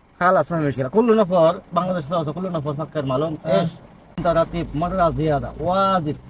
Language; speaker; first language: Arabic; non-native, learner; Bangla